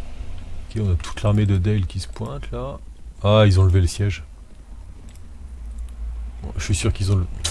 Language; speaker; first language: French; native; French